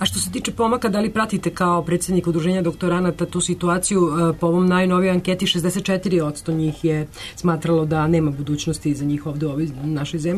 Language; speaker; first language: Serbian; native; Serbian